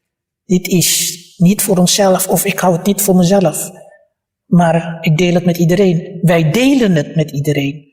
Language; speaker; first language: Dutch; early bilingual, other home language; Malay